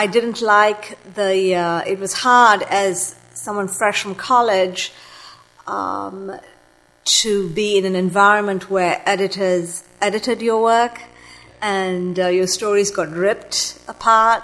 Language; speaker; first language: English; non-native, local second language; Tamil